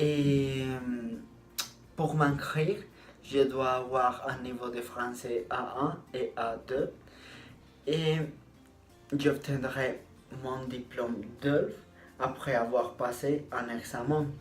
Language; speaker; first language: French; non-native, learner; Spanish